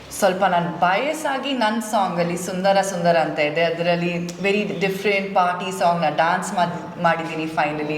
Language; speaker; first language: Kannada; non-native, local second language; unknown